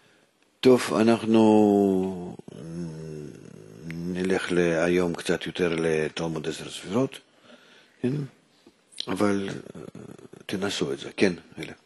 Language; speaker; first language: Hebrew; non-native, fluent; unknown